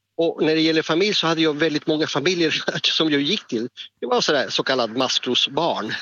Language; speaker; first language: Swedish; non-native, fluent; Spanish